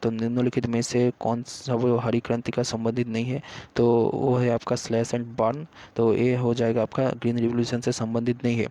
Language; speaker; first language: Hindi; native; Hindi